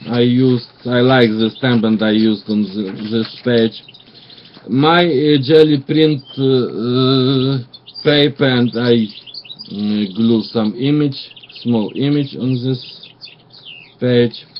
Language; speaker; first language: English; non-native, learner; Russian